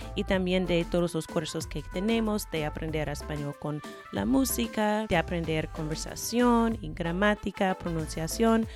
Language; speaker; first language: Spanish; non-native, fluent; English